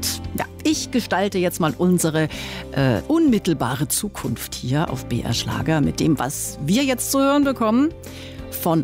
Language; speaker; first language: German; native; German